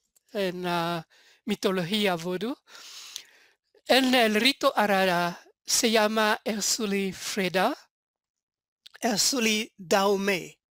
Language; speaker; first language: Spanish; non-native, fluent; French